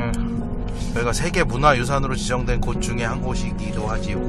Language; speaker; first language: Korean; native; Korean